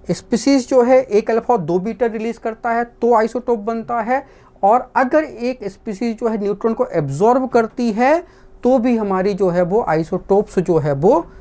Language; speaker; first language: Hindi; non-native, local second language; Gujarati